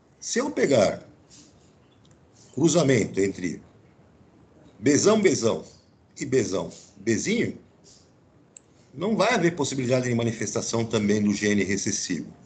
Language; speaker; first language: Portuguese; native; Portuguese